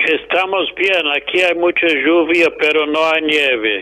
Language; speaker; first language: Spanish; non-native, fluent; English